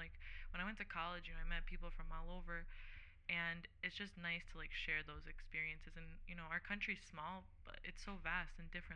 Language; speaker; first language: English; early bilingual, other home language; Portuguese